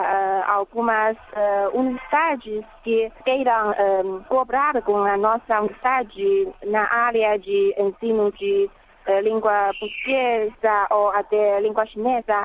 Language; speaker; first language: Portuguese; non-native, fluent; Chinese